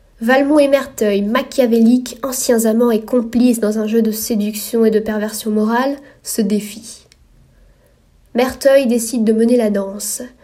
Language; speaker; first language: French; native; French